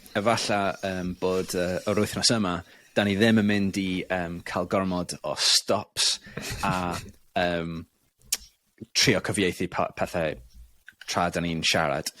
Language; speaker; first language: Welsh; non-native, local second language; English